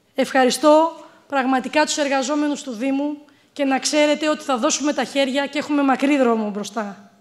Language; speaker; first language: Greek; native; Greek